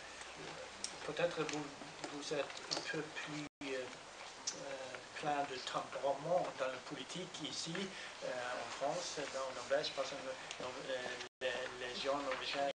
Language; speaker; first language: French; non-native, learner; Norwegian